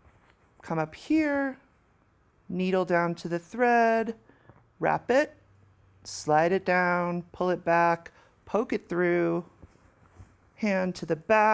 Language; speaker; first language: English; native; English